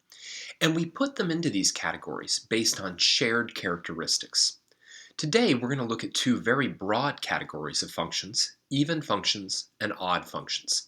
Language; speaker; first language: English; native; English